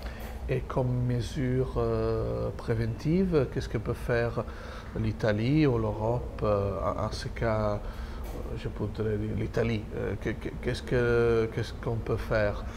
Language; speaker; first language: French; non-native, fluent; Italian